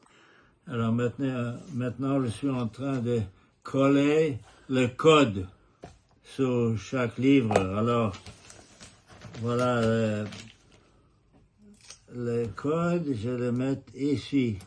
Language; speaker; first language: French; non-native, fluent; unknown